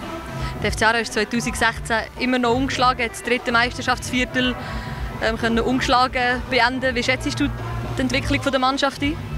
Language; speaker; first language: German; native; German